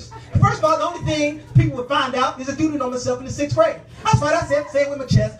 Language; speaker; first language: English; native; English